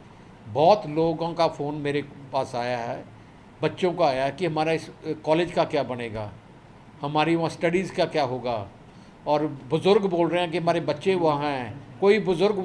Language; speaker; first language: Hindi; non-native, local second language; Punjabi